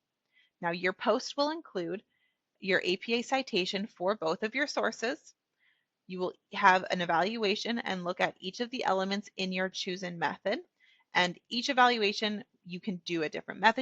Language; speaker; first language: English; native; English